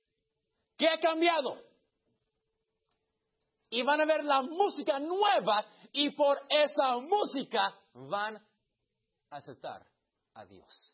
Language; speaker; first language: Spanish; early bilingual, heritage; Spanish